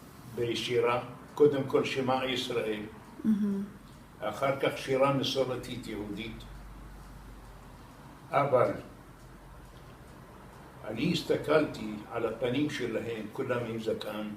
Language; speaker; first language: Hebrew; non-native, fluent; Arabic